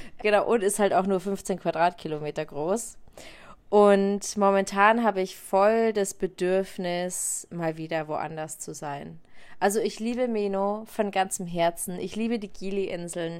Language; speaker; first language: German; native; German